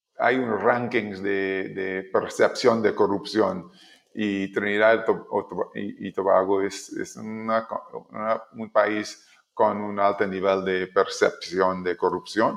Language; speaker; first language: Spanish; non-native, learner; English